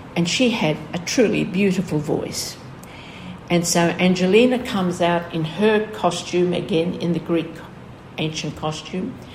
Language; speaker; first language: English; early bilingual, other home language; Greek